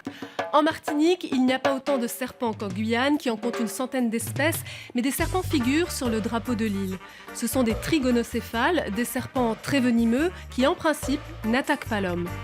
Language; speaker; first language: French; native; French